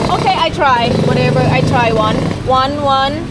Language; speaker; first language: English; non-native, learner; Thai